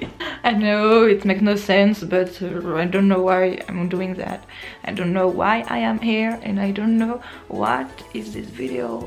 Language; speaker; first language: English; non-native, learner; French